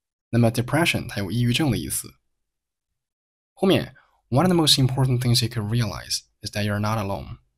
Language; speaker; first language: English; non-native, fluent; Chinese